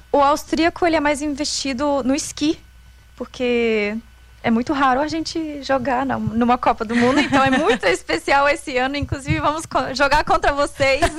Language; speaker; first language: Portuguese; non-native, fluent; German